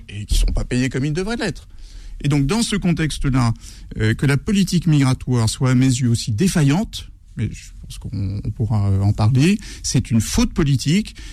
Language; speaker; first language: French; native; French